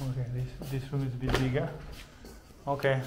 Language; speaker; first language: English; non-native, fluent; French